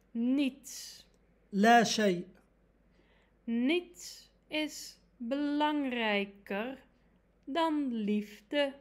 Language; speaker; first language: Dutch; non-native, fluent; Arabic